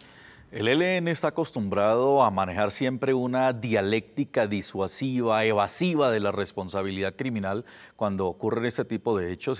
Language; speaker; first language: Spanish; native; Spanish